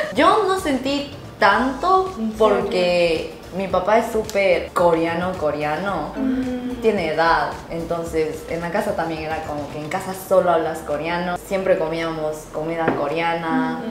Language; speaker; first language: Spanish; early bilingual, other home language; Korean